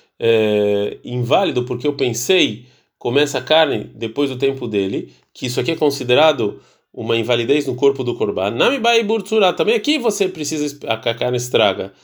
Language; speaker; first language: Portuguese; early bilingual, heritage; Portuguese